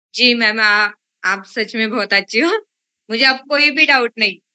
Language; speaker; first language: Hindi; non-native, local second language; Marathi